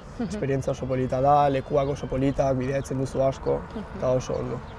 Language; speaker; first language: Basque; non-native, local second language; Spanish